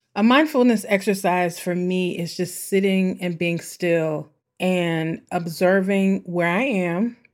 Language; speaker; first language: English; native; English